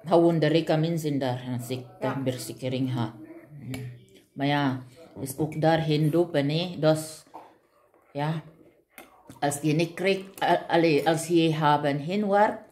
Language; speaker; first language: Dutch; non-native, learner; Filipino